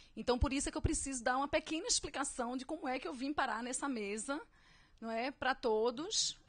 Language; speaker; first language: Portuguese; native; Portuguese